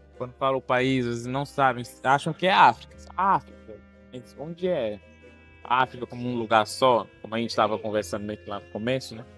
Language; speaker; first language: Portuguese; non-native, local second language; Kabuverdianu